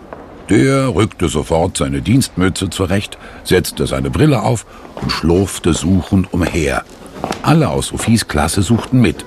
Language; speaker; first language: German; native; German